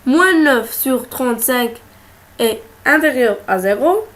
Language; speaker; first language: French; non-native, local second language; Arabic